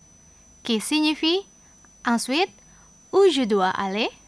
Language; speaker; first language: French; non-native, fluent; Indonesian